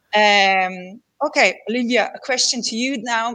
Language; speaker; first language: English; non-native, fluent; Slovenian